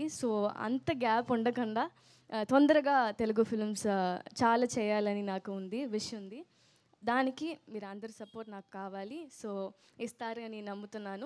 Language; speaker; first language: Telugu; non-native, fluent; Tamil